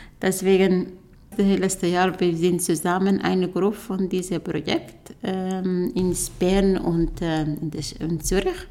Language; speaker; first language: German; non-native, learner; Arabic